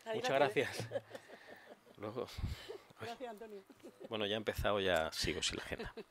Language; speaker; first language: Spanish; native; Spanish